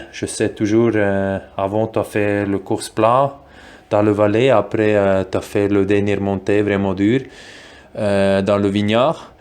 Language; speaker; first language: French; non-native, local second language; German